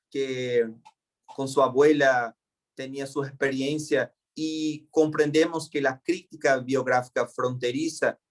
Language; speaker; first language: Spanish; non-native, fluent; Portuguese